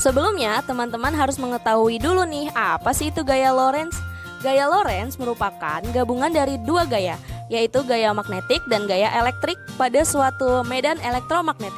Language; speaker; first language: Indonesian; native; Indonesian